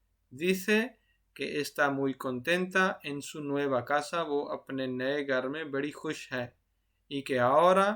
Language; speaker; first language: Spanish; non-native, fluent; Urdu